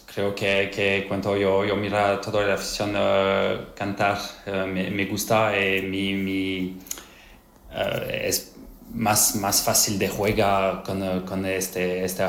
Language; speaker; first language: Spanish; non-native, learner; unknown